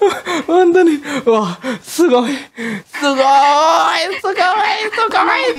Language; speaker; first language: Japanese; non-native, learner; Indonesian